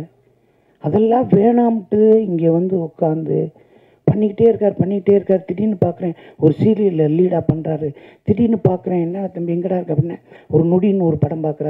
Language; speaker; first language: Tamil; native; Tamil